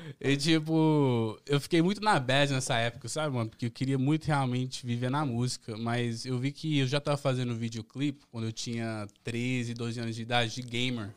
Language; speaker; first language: Portuguese; early bilingual, heritage; Portuguese